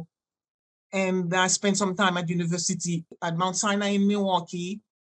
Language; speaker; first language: English; non-native, fluent; French